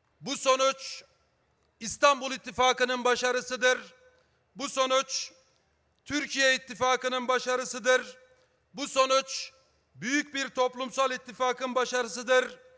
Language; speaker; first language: Turkish; native; Turkish